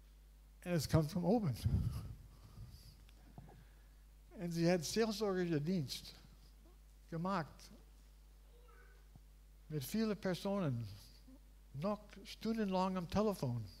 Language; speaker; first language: German; non-native, learner; English